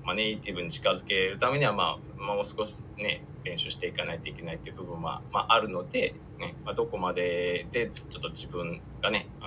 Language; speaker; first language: Japanese; native; Japanese